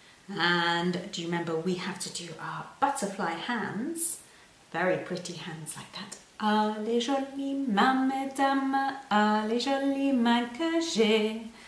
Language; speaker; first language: English; native; English